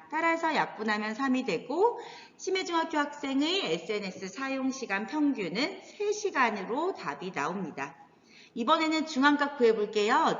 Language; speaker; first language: Korean; native; Korean